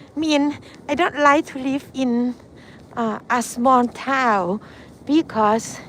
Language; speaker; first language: English; non-native, learner; Thai